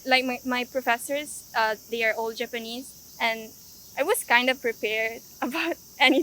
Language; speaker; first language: English; non-native, fluent; Italian